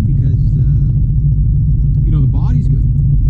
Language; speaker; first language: English; native; English